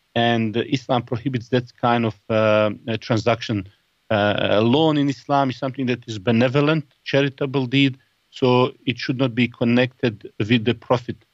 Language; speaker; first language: English; non-native, fluent; Bosnian